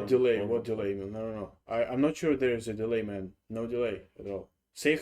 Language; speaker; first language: English; non-native, fluent; Russian